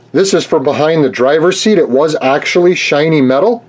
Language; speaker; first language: English; native; English